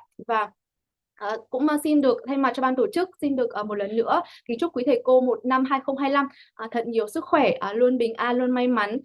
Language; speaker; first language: Vietnamese; native; Vietnamese